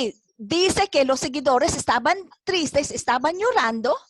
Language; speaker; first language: Spanish; non-native, fluent; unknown